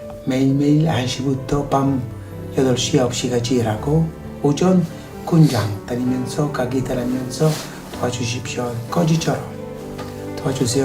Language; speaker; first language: Korean; non-native, fluent; Italian